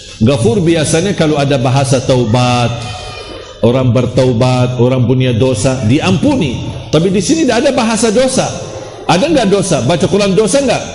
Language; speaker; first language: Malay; non-native, fluent; Arabic